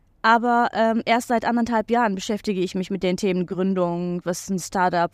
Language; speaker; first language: German; non-native, fluent; Turkish